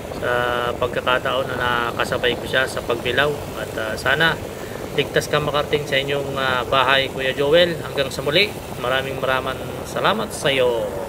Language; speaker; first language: Filipino; non-native, local second language; Bikol